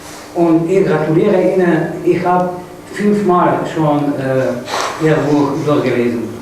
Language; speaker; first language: German; non-native, fluent; Slovenian